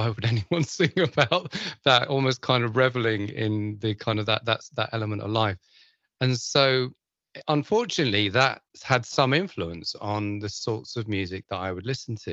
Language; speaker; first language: English; native; English